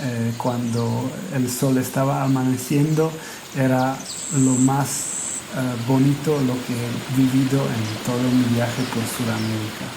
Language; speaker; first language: Spanish; non-native, fluent; Hungarian